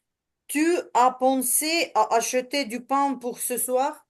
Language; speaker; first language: French; non-native, learner; Ukrainian